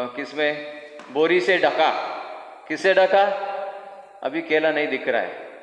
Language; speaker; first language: Hindi; non-native, local second language; Kannada